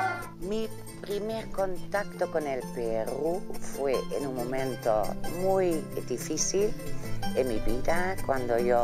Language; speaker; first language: Spanish; non-native, fluent; Dutch